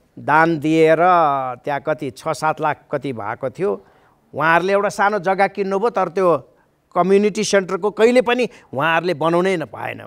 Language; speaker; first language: Nepali; native; Nepali